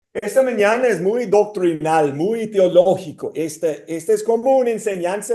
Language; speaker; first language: Spanish; non-native, fluent; English